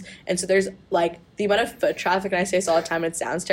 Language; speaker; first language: English; native; English